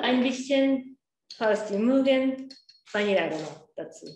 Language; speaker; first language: German; non-native, learner; Japanese